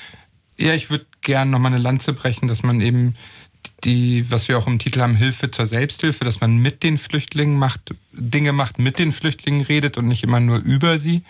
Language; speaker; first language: German; native; German